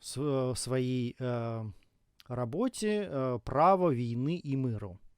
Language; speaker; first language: Ukrainian; non-native, local second language; Russian